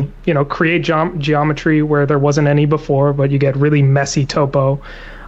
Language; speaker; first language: English; native; English